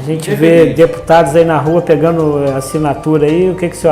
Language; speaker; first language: Portuguese; native; Portuguese